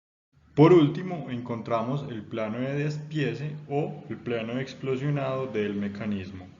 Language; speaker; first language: Spanish; native; Spanish